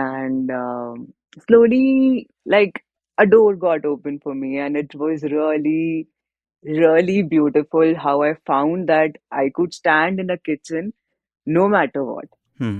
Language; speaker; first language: English; non-native, local second language; Hindi